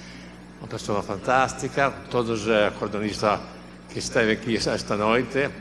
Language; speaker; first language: Portuguese; non-native, learner; Italian